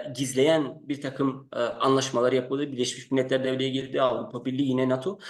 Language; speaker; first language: Turkish; non-native, fluent; Persian